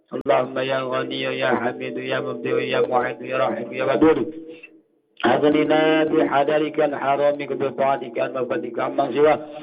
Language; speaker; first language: Arabic; non-native, fluent; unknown